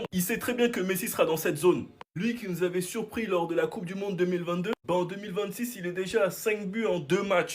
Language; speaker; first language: French; native; French